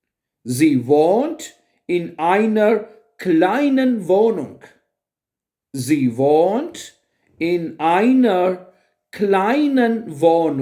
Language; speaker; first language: German; non-native, fluent; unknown